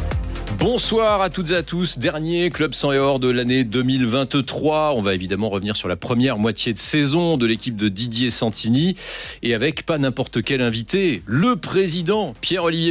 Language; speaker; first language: French; native; French